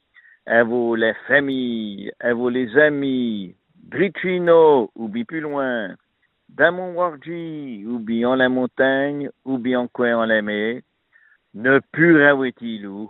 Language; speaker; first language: French; native; French